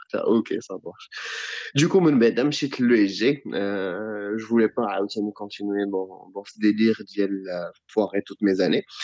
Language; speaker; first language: French; non-native, local second language; Arabic